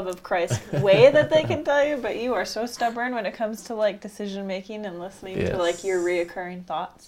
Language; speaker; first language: English; native; English